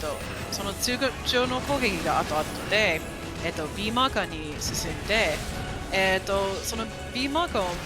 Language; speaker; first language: Japanese; non-native, fluent; English